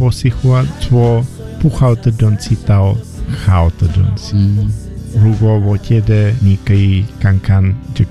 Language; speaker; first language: Chinese; non-native, learner; Czech